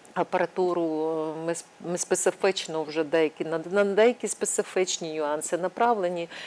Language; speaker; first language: Ukrainian; native; Ukrainian